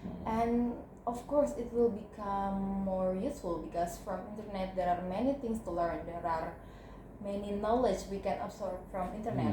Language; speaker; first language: English; non-native, learner; Indonesian